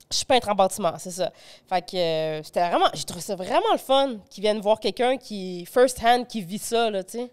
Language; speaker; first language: French; early bilingual, other home language; Spanish